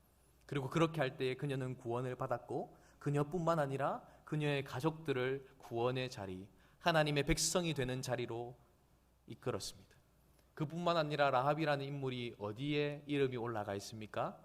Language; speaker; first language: Korean; native; Korean